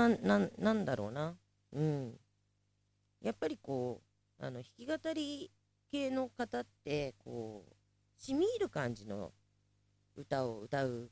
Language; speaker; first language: Japanese; native; Japanese